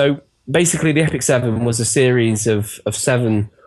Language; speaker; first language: English; native; English